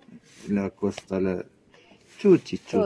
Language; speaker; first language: Italian; non-native, learner; Arabic